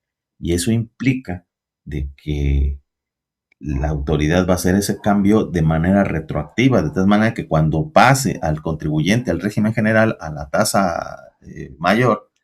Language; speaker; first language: Spanish; native; Spanish